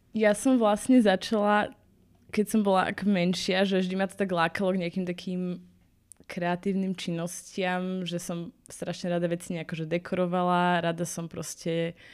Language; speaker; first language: Slovak; native; Slovak